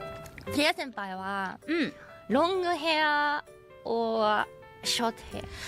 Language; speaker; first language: Japanese; non-native, fluent; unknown